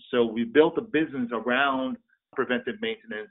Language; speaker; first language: English; non-native, fluent; Portuguese